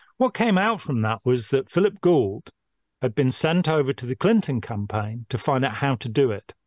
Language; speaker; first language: English; native; English